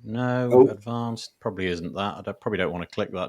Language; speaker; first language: English; native; English